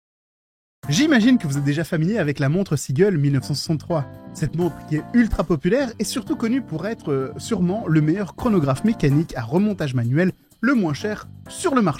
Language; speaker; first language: French; native; French